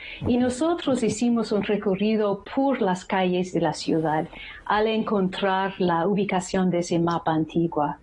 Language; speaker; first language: Spanish; non-native, fluent; English